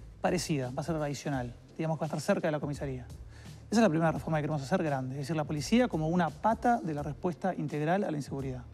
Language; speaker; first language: Spanish; native; Spanish